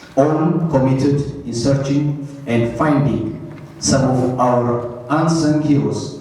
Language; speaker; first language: English; non-native, local second language; Amharic